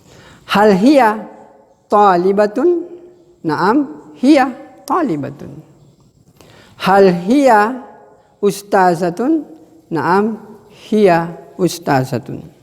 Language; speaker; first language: Arabic; non-native, fluent; Indonesian